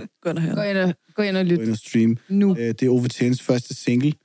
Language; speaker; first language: Danish; early bilingual, other home language; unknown